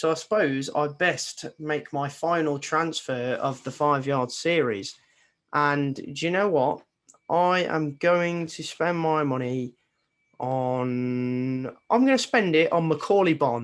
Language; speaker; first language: English; native; English